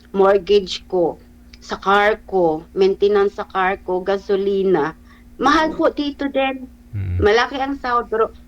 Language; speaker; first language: Filipino; non-native, local second language; Cebuano